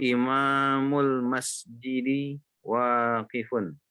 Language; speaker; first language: Arabic; non-native, learner; Indonesian